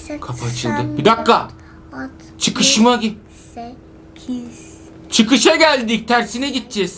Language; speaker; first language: Turkish; native; Turkish